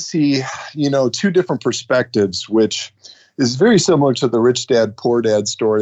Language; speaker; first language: English; native; English